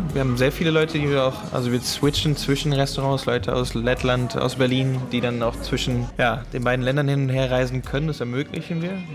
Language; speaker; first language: German; native; German